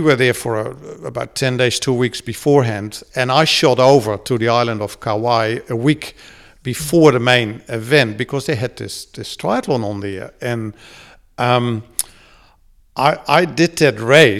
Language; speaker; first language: English; non-native, fluent; Dutch